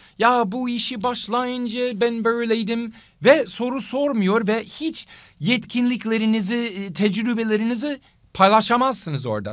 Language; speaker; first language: Turkish; non-native, fluent; English